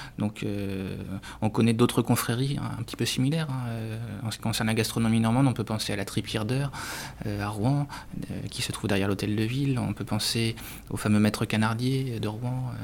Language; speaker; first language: French; native; French